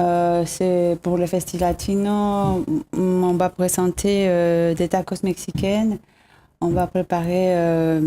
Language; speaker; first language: French; non-native, fluent; Spanish